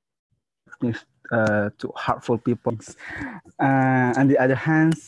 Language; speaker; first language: English; non-native, learner; Indonesian